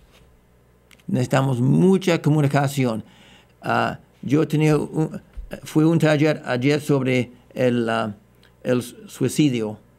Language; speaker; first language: Spanish; non-native, fluent; English